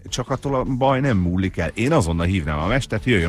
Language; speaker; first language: Hungarian; native; Hungarian